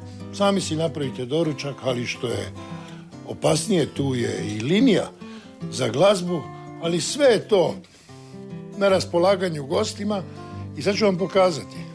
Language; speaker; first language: Croatian; native; Croatian